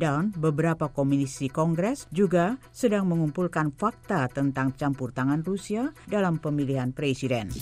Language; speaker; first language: Indonesian; native; Indonesian